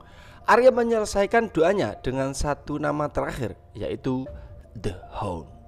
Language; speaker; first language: Indonesian; native; Indonesian